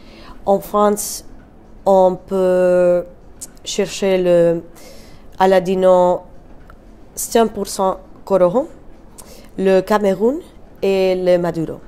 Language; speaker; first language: French; non-native, learner; Spanish